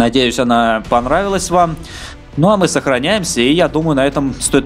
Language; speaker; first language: Russian; native; Russian